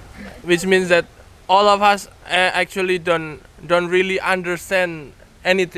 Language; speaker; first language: English; non-native, fluent; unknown